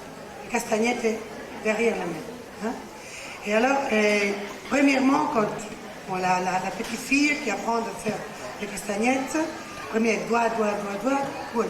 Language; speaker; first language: French; non-native, learner; Spanish